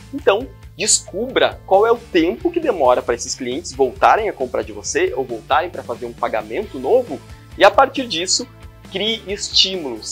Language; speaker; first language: Portuguese; native; Portuguese